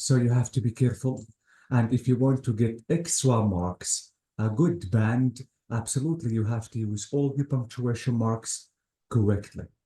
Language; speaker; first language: English; non-native, fluent; Arabic